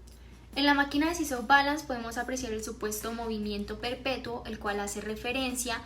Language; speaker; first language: Spanish; native; Spanish